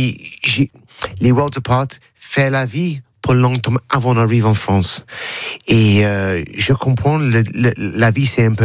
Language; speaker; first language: French; non-native, learner; English